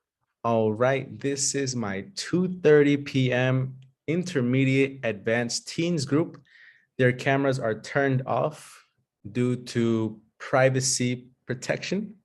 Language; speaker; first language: English; non-native, fluent; Spanish